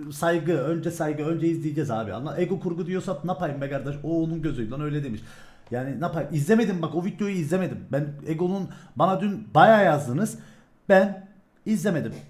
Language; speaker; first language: Turkish; early bilingual, heritage; Turkish